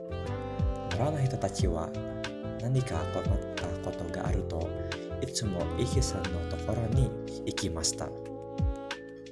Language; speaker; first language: Japanese; non-native, learner; Indonesian